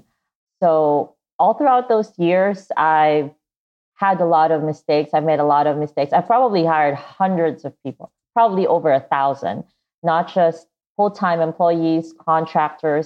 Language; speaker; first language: English; non-native, local second language; Cebuano